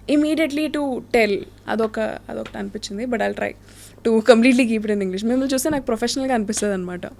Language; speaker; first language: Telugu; native; Telugu